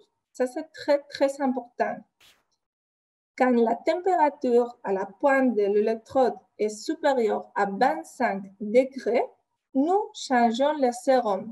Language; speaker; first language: French; non-native, fluent; Spanish